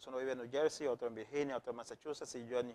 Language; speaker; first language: Spanish; native; Spanish